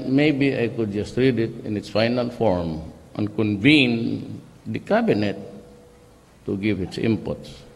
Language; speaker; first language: English; non-native, local second language; Cebuano